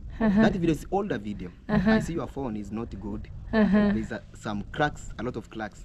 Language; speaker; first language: English; non-native, local second language; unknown